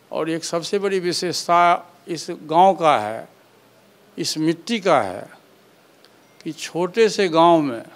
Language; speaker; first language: Hindi; native; Hindi